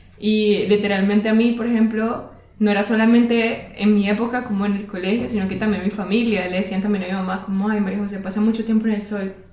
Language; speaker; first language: Spanish; native; Spanish